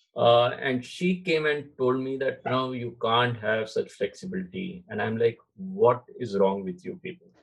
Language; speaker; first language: English; non-native, local second language; Marathi